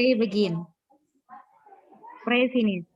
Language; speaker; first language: English; non-native, learner; Indonesian